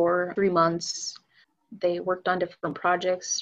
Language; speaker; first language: English; native; English